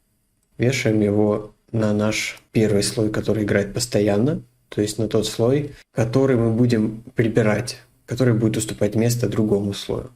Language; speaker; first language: Russian; native; Russian